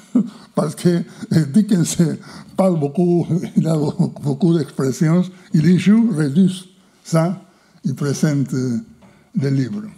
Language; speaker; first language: French; non-native, fluent; Spanish